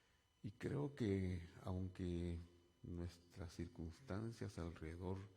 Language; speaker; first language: Spanish; native; Spanish